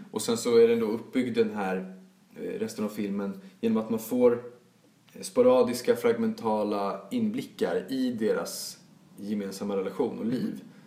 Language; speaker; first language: Swedish; native; Swedish